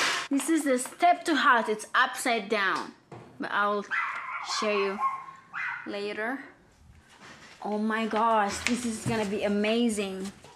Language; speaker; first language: English; non-native, fluent; Indonesian